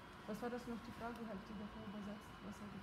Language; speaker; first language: German; early bilingual, other home language; Russian